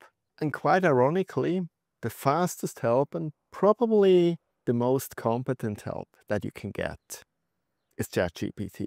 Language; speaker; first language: English; non-native, fluent; German